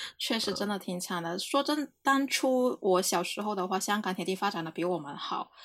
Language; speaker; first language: Chinese; non-native, local second language; Cantonese